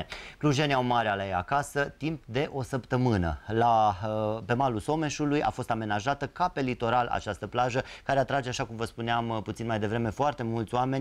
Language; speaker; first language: Romanian; native; Romanian